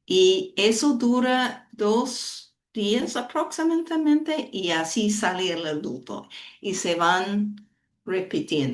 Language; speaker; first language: Spanish; non-native, fluent; English